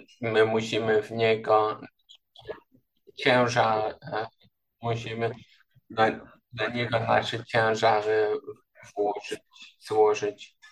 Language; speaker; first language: Polish; non-native, learner; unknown